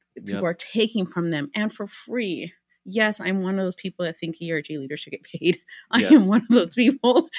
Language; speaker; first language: English; early bilingual, other home language; Spanish